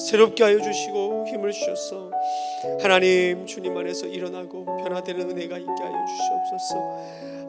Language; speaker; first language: Korean; native; Korean